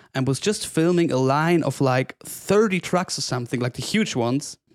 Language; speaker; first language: English; non-native, fluent; German